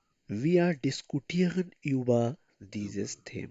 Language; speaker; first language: German; non-native, learner; Urdu